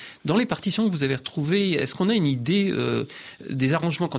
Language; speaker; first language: French; native; French